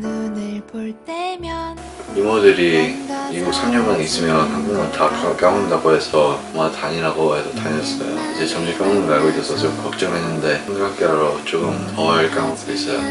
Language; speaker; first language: Korean; early bilingual, heritage; English